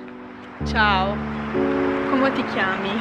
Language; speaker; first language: Italian; non-native, learner; Portuguese